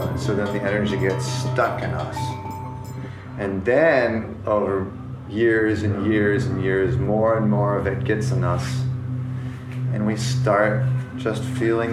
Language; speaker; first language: English; native; English